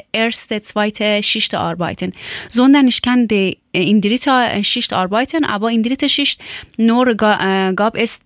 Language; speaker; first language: German; non-native, learner; Persian